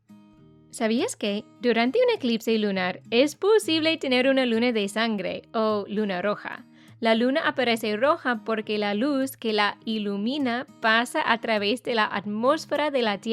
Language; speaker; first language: Spanish; non-native, fluent; English